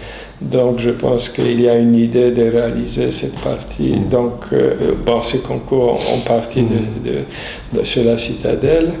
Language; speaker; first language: French; non-native, fluent; Polish